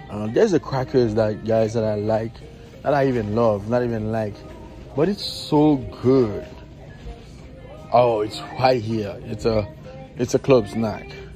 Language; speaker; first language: English; non-native, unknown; Haitian Creole